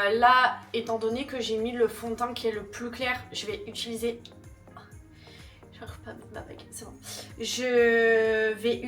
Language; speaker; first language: French; native; French